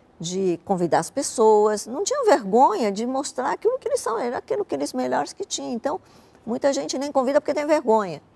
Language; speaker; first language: Portuguese; early bilingual, other home language; Japanese